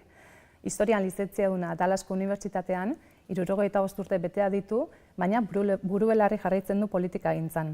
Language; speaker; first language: Basque; native; Basque